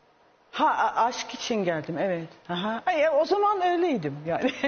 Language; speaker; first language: Turkish; non-native, fluent; English